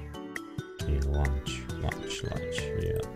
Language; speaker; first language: English; non-native, learner; Ukrainian